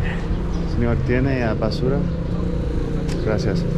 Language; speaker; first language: Spanish; non-native, learner; English